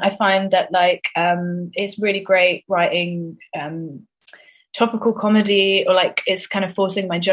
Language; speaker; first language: English; native; English